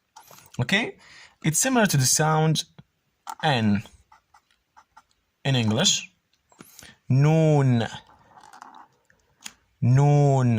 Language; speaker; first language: English; non-native, fluent; Arabic